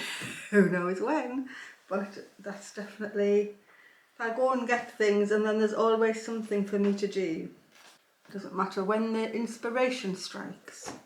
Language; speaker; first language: English; native; English